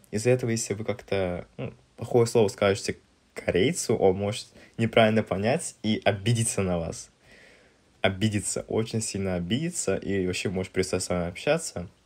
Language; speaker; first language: Russian; native; Russian